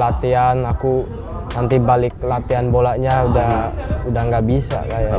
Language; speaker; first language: Indonesian; early bilingual, heritage; English